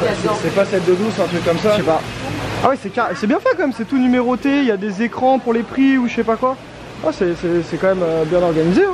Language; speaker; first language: French; native; French